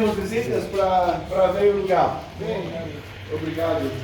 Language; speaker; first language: Portuguese; non-native, learner; English